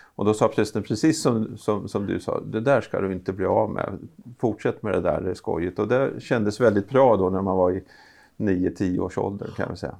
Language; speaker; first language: Swedish; native; Swedish